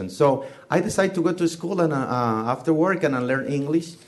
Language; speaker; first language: English; non-native, fluent; Spanish